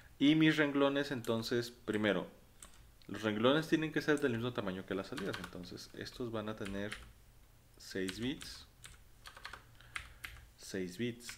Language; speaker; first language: Spanish; native; Spanish